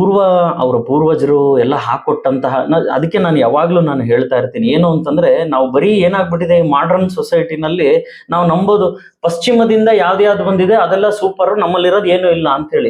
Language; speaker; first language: Kannada; native; Kannada